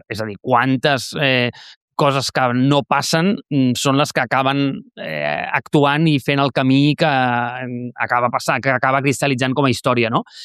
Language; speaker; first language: Catalan; native; Catalan